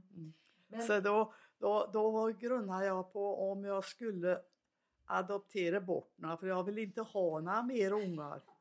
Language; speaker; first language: Swedish; native; Swedish